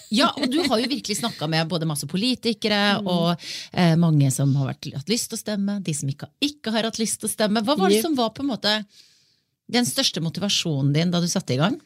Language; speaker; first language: Norwegian; native; Norwegian